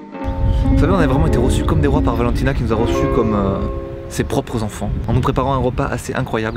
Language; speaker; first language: French; native; French